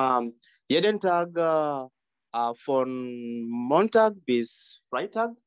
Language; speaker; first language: German; non-native, learner; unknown